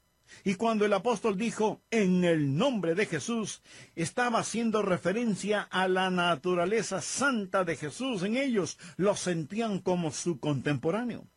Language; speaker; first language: Spanish; native; Spanish